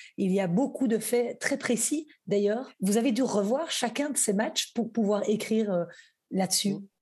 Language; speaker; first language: French; native; French